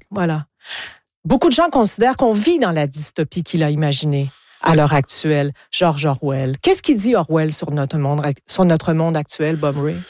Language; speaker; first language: French; native; French